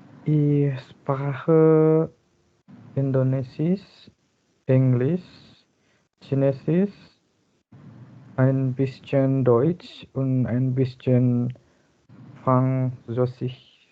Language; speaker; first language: German; non-native, learner; Indonesian